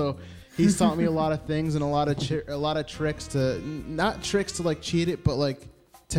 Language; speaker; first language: English; native; English